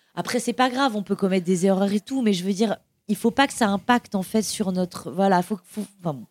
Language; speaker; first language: French; native; French